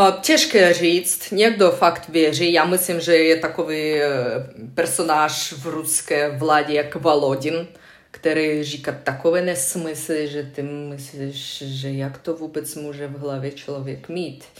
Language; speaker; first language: Czech; non-native, fluent; Russian